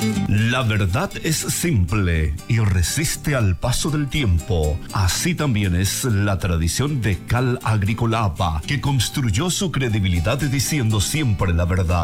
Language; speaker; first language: Spanish; native; Spanish